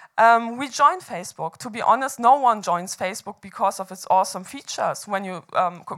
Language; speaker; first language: English; non-native, fluent; German